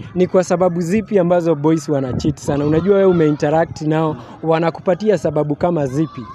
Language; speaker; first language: Swahili; native; Swahili